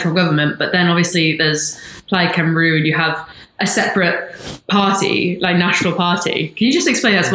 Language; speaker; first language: English; native; English